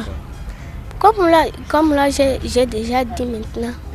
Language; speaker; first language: French; non-native, learner; Swahili